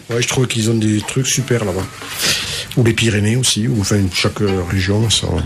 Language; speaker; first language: French; native; French